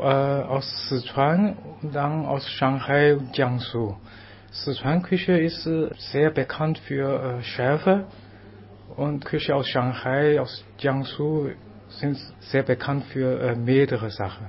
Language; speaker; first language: German; non-native, fluent; Chinese